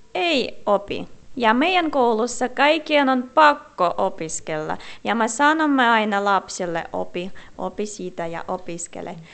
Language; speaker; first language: Finnish; non-native, fluent; Russian